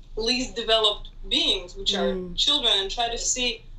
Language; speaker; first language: English; non-native, fluent; Hebrew